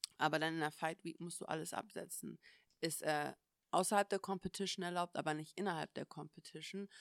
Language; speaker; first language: German; native; German